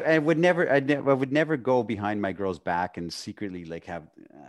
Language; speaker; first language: English; native; English